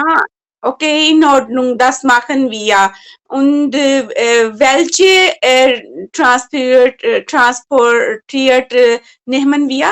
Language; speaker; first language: German; non-native, learner; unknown